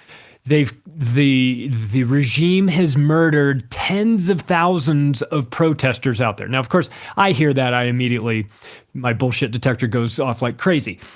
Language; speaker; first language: English; native; English